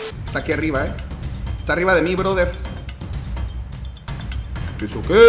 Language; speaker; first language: Spanish; native; Spanish